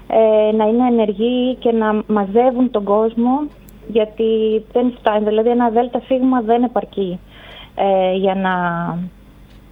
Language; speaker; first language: Greek; native; Greek